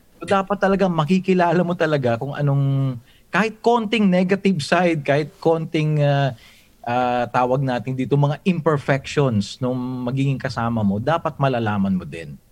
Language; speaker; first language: Filipino; native; Filipino